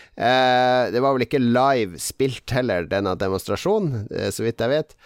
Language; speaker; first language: Norwegian; native; Norwegian